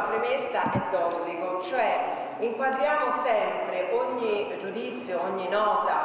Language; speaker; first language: Italian; native; Italian